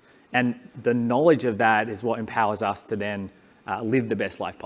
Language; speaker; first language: English; native; English